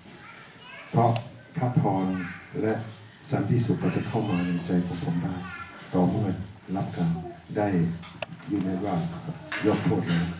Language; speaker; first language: Thai; non-native, fluent; German